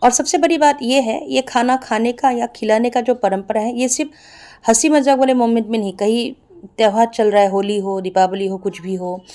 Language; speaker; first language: Hindi; non-native, local second language; Assamese